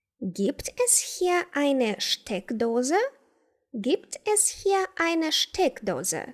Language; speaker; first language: German; non-native, fluent; Ukrainian